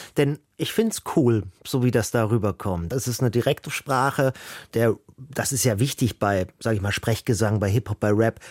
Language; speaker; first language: German; native; German